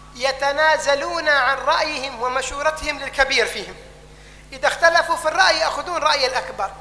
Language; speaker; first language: Arabic; native; Arabic